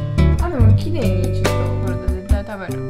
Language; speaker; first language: Japanese; non-native, fluent; Chinese